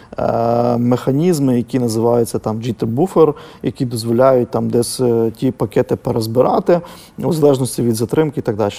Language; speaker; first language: Ukrainian; native; Ukrainian